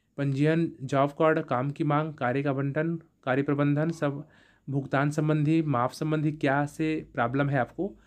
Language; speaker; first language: Hindi; native; Hindi